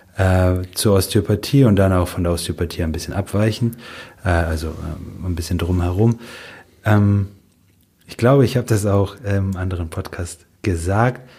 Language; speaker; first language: German; early bilingual, other home language; Russian